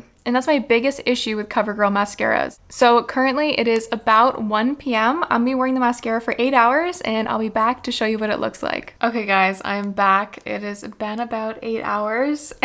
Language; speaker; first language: English; native; English